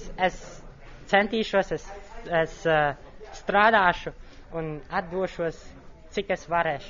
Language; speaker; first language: Latvian; non-native, local second language; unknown